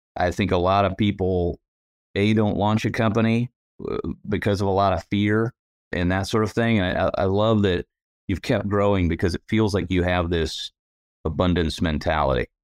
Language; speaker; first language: English; native; English